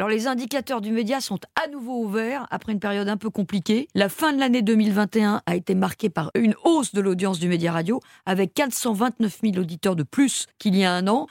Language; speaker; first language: French; native; French